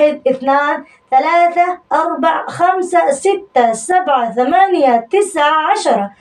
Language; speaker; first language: Arabic; non-native, fluent; Urdu